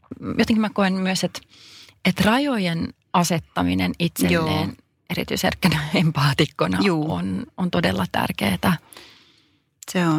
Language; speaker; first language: Finnish; native; Finnish